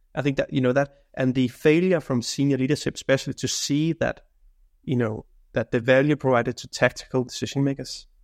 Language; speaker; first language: English; non-native, fluent; Danish